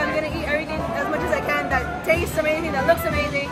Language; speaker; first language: English; early bilingual, other home language; Spanish